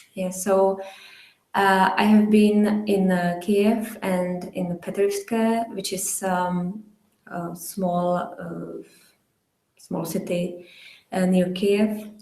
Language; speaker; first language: English; non-native, fluent; Czech